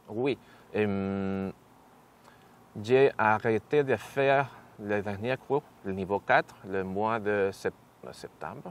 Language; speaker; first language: French; non-native, learner; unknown